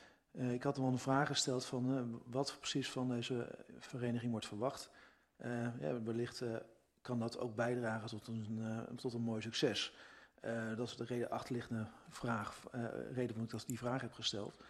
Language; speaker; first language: Dutch; native; Dutch